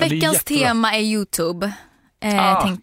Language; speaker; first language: Swedish; native; Swedish